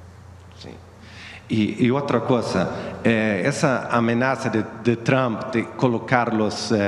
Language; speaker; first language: Spanish; non-native, fluent; Swedish